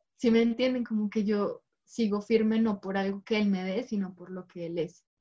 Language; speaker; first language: Spanish; native; Spanish